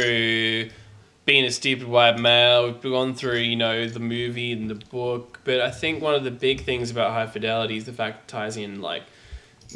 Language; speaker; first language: English; native; English